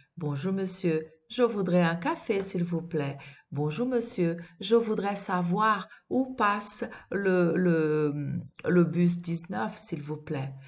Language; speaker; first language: French; non-native, fluent; Portuguese